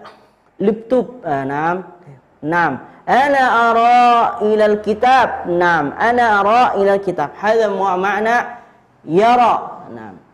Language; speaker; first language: Arabic; non-native, fluent; Indonesian